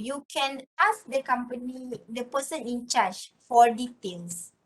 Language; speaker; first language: English; non-native, local second language; Malay